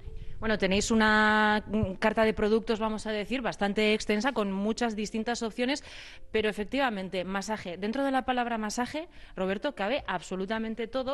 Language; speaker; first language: Spanish; native; Spanish